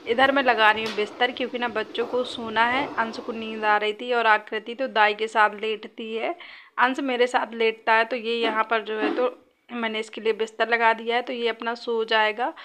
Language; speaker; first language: Hindi; native; Hindi